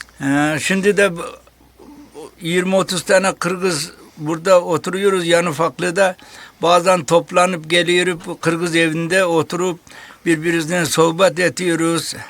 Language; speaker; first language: Turkish; non-native, learner; Kyrgyz